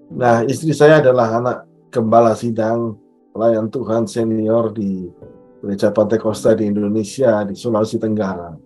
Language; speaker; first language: Indonesian; native; Indonesian